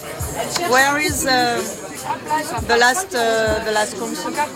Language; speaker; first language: English; non-native, learner; French